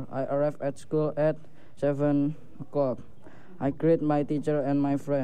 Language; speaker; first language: English; non-native, learner; Indonesian